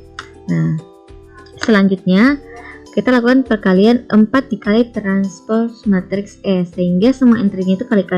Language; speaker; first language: Indonesian; native; Indonesian